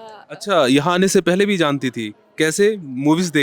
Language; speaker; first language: Hindi; native; Hindi